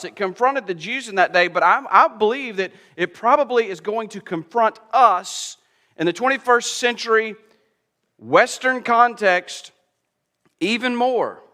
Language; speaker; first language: English; native; English